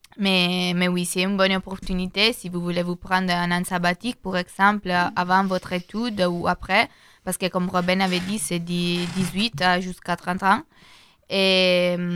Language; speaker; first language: French; non-native, learner; Italian